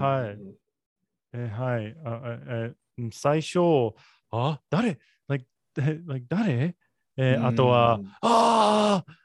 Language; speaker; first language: Japanese; non-native, learner; English